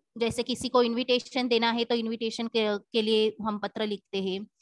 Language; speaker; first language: Hindi; non-native, local second language; Marathi